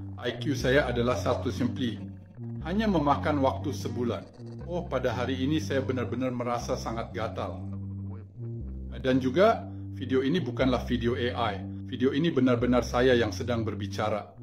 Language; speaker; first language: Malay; non-native, learner; French